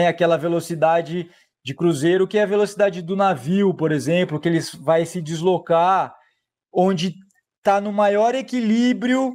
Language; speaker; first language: Portuguese; native; Portuguese